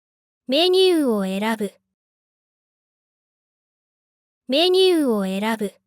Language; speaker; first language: Japanese; native; Japanese